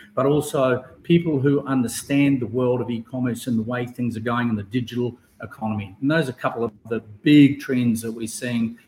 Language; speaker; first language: English; native; English